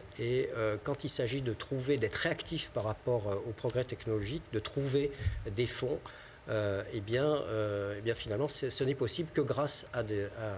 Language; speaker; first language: French; native; French